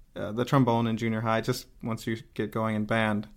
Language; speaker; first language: English; native; English